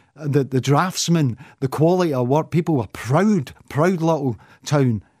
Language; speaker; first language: English; native; English